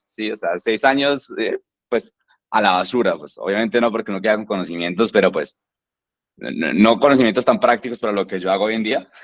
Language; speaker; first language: Spanish; native; Spanish